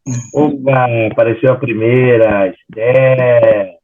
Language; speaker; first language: Portuguese; native; Portuguese